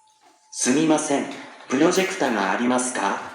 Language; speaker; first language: Japanese; non-native, learner; Indonesian